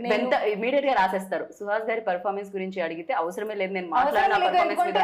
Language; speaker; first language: Telugu; native; Telugu